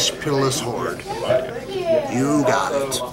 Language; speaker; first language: English; native; English